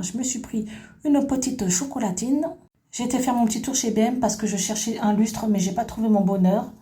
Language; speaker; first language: French; native; French